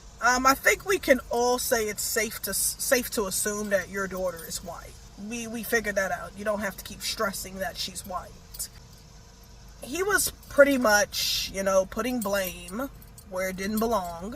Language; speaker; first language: English; native; English